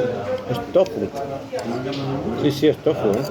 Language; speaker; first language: Spanish; non-native, learner; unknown